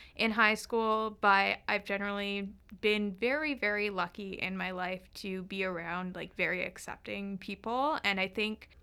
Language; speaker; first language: English; native; English